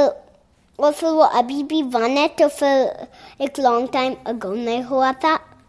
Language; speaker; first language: Hindi; early bilingual, heritage; Hindi